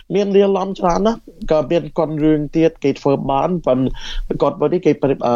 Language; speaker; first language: Khmer; early bilingual, heritage; Khmer